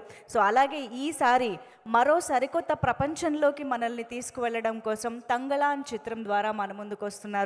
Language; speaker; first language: Telugu; native; Telugu